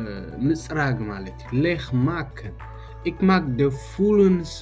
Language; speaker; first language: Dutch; non-native, learner; Tigrinya